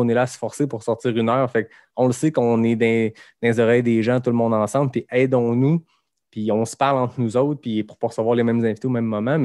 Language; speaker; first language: French; native; French